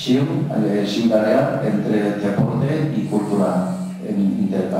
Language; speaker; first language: Spanish; non-native, learner; Korean